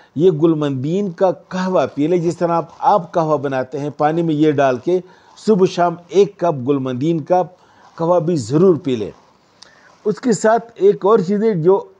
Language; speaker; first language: Urdu; non-native, local second language; Pashto